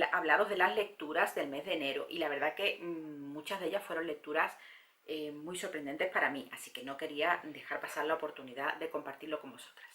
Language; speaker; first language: Spanish; native; Spanish